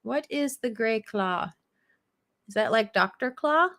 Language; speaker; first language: English; native; English